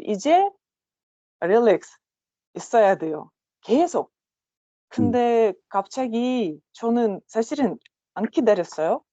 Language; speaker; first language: Korean; non-native, learner; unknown